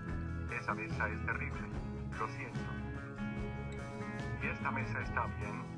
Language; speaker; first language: Spanish; non-native, learner; English